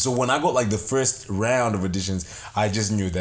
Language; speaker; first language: English; non-native, local second language; Shona